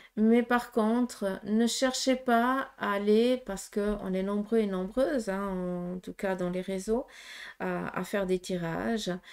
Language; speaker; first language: French; early bilingual, other home language; Portuguese